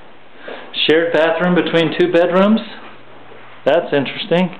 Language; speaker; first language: English; native; English